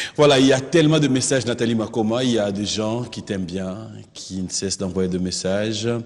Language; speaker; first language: French; non-native, local second language; Lingala